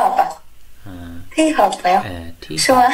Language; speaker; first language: Chinese; non-native, learner; Vietnamese